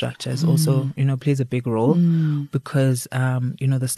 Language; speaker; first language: English; non-native, local second language; Zulu